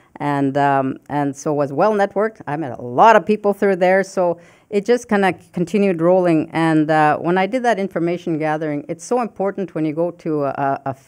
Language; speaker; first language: English; non-native, fluent; Cree